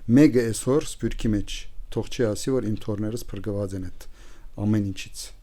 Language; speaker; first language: Armenian; early bilingual, heritage; Armenian